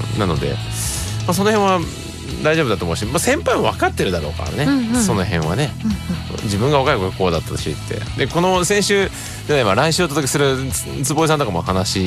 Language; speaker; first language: Japanese; native; Japanese